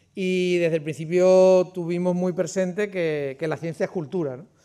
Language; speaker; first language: Spanish; native; Spanish